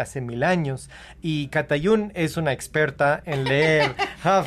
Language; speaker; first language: Spanish; non-native, fluent; English